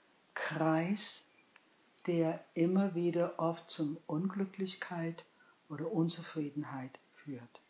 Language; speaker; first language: German; non-native, fluent; English